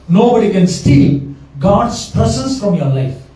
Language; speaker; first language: English; non-native, local second language; Tamil